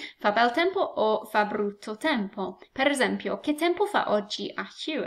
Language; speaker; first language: Italian; non-native, fluent; English